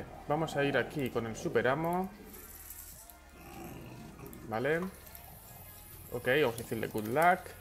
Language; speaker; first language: Spanish; native; Spanish